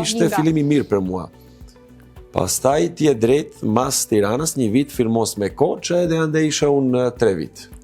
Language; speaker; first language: Albanian; non-native, learner; Serbian